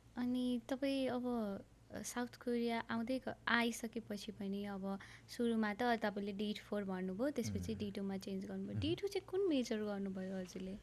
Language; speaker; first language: Nepali; native; Nepali